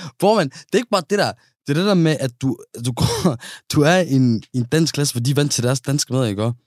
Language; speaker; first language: Danish; early bilingual, other home language; Somali